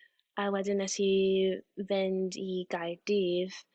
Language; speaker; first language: Welsh; non-native, fluent; English